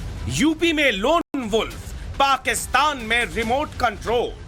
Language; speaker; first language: Hindi; native; Hindi